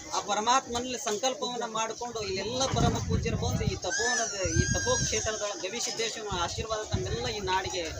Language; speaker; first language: Kannada; native; Kannada